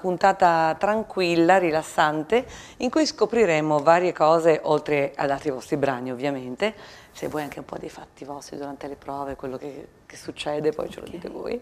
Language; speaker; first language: Italian; native; Italian